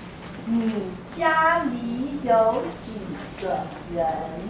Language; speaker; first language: Chinese; non-native, learner; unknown